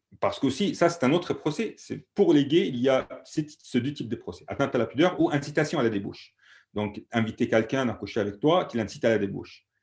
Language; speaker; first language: French; non-native, fluent; Arabic